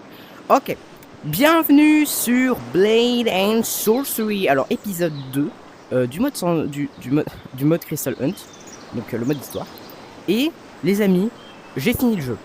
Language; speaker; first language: French; native; French